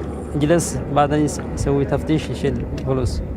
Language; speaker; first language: Arabic; non-native, learner; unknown